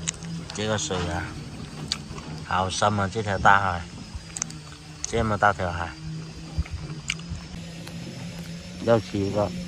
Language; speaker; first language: Chinese; non-native, local second language; Cantonese